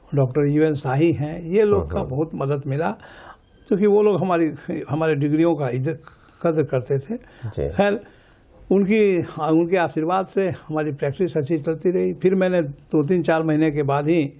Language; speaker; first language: Hindi; native; Hindi